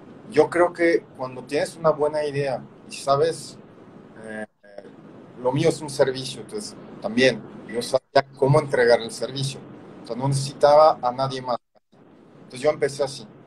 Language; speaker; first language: Spanish; non-native, fluent; French